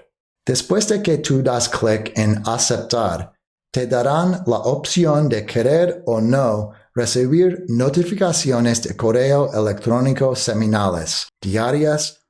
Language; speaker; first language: Spanish; non-native, fluent; English